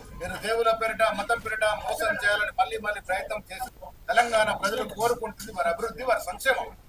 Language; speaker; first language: Telugu; native; Telugu